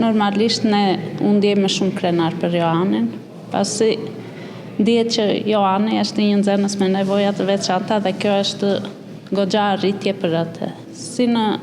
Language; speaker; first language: Albanian; native; Albanian